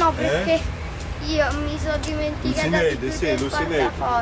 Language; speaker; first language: Italian; native; Italian